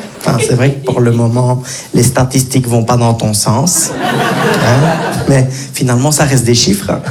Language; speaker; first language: French; native; French